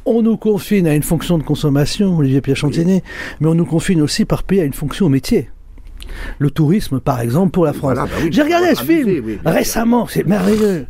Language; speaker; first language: French; native; French